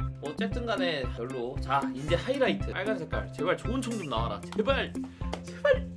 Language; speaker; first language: Korean; native; Korean